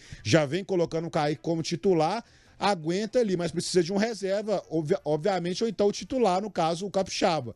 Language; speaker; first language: Portuguese; native; Portuguese